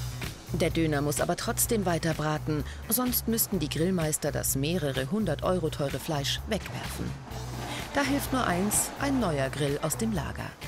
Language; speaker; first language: German; native; German